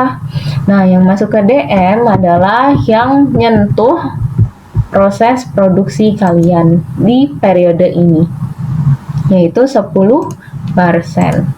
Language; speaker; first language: Indonesian; native; Indonesian